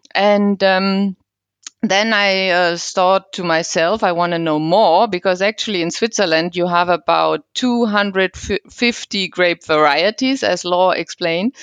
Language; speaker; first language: English; non-native, fluent; German